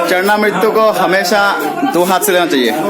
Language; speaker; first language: Hindi; non-native, local second language; Bangla